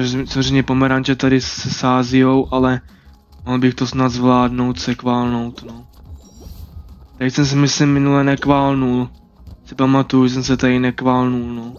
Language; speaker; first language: Czech; native; Czech